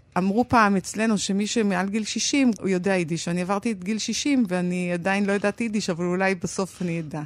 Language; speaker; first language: Hebrew; native; Hebrew